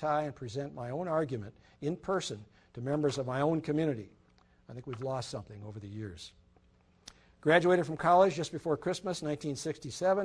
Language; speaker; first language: English; native; English